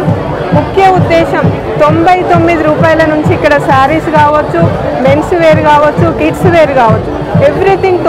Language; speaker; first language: Telugu; native; Telugu